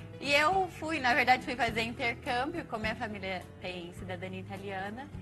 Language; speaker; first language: Portuguese; native; Portuguese